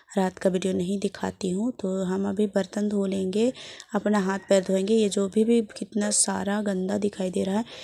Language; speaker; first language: Hindi; native; Hindi